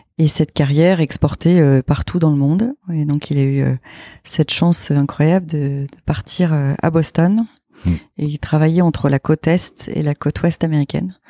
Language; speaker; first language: French; native; French